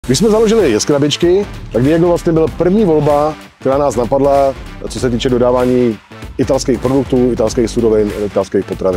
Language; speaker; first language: Czech; native; Czech